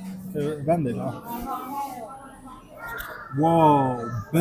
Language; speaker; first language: Swedish; non-native, learner; Mongolian